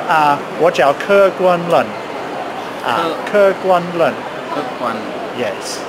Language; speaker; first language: Chinese; non-native, learner; English